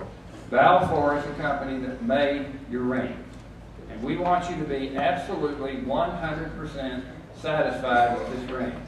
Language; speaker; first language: English; native; English